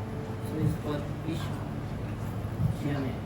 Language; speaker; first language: English; non-native, learner; Japanese